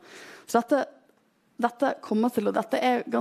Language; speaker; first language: Norwegian; native; Norwegian